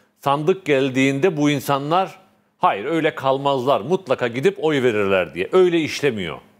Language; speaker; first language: Turkish; native; Turkish